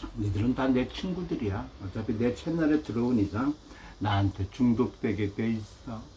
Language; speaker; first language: Korean; native; Korean